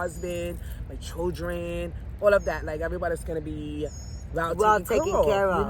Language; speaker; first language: English; native; English